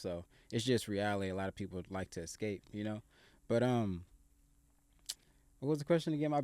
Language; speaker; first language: English; native; English